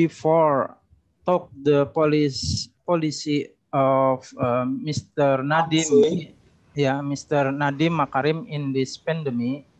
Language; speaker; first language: English; non-native, learner; Indonesian